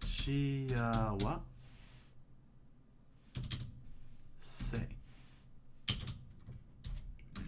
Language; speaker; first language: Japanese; non-native, learner; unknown